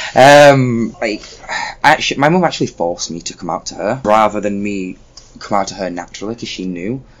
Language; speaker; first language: English; native; English